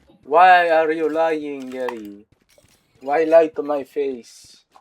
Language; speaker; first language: English; non-native, local second language; Filipino